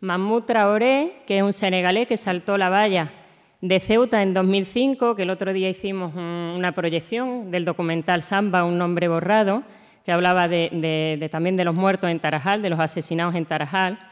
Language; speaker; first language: Spanish; native; Spanish